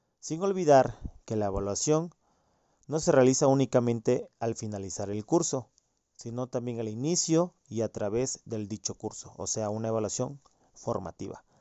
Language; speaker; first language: Spanish; native; Spanish